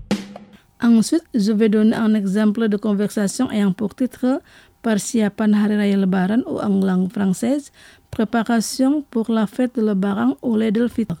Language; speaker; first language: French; non-native, local second language; Indonesian